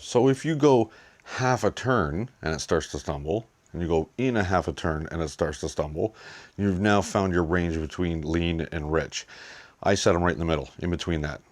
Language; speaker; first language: English; native; English